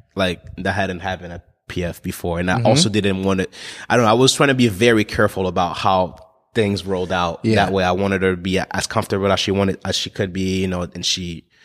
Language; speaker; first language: English; non-native, fluent; French